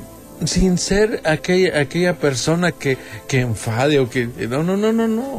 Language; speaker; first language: Spanish; native; Spanish